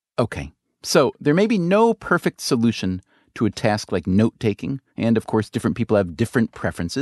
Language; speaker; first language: English; native; English